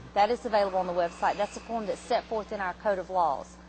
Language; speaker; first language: English; native; English